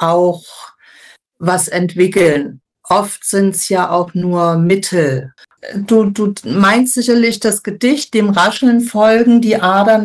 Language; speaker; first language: German; native; German